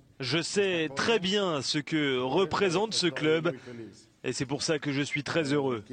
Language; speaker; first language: French; non-native, fluent; Italian